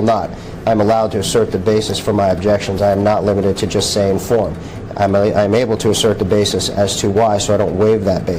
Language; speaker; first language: English; native; English